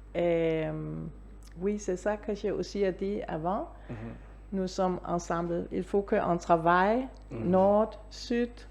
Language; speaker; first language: French; non-native, fluent; Danish